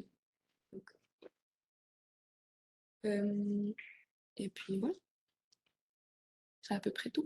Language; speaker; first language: French; native; French